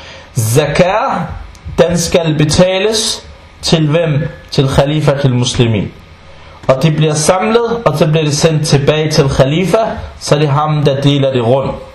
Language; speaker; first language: Danish; non-native, fluent; Arabic